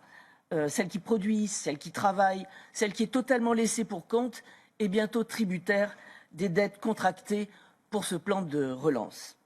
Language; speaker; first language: French; native; French